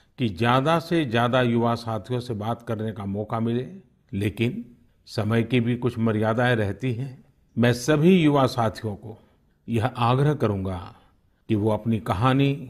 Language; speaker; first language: Hindi; non-native, local second language; Gujarati